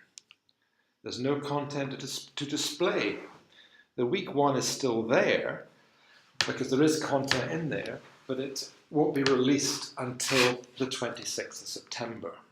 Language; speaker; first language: English; native; English